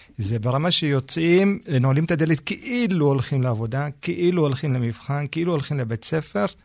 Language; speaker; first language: Hebrew; early bilingual, other home language; Arabic